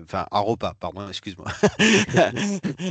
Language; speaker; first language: French; native; French